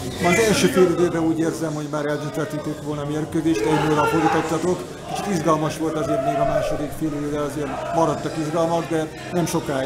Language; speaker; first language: Hungarian; native; Hungarian